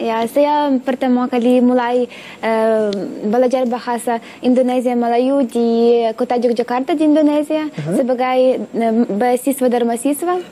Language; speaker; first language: Indonesian; non-native, learner; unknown